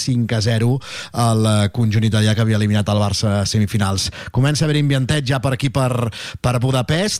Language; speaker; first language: Catalan; native; Catalan